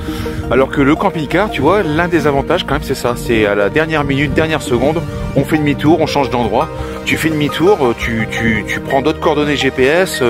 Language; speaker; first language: French; native; French